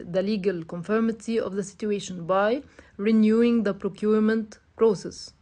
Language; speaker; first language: English; non-native, fluent; Arabic